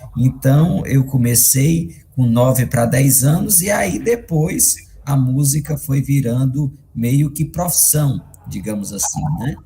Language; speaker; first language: Portuguese; native; Portuguese